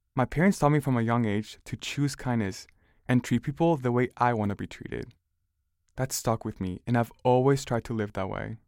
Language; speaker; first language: English; early bilingual, other home language; Spanish